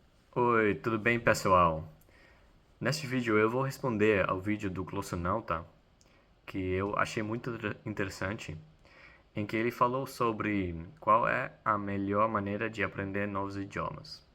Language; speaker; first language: Portuguese; non-native, fluent; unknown